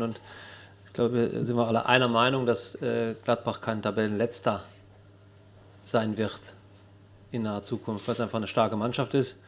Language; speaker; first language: German; native; German